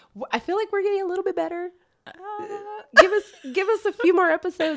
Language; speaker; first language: English; early bilingual, other home language; Spanish